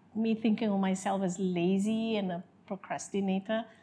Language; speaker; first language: English; non-native, local second language; Malay